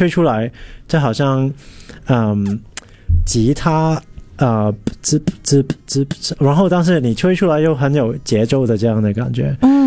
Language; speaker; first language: Chinese; non-native, local second language; Cantonese